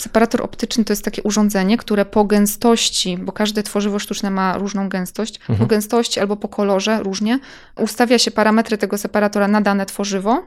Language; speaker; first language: Polish; native; Polish